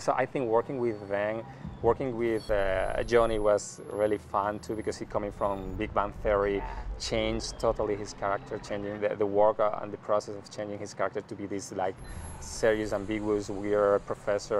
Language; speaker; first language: English; non-native, fluent; Spanish